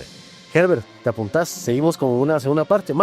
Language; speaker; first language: Spanish; native; Spanish